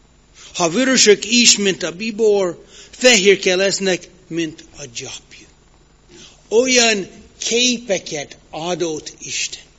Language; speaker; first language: Hungarian; non-native, fluent; English